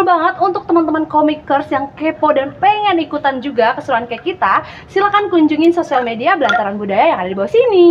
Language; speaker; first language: Indonesian; native; Indonesian